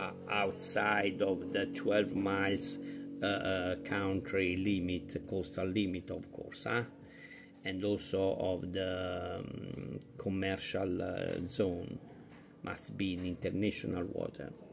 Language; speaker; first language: English; non-native, fluent; Italian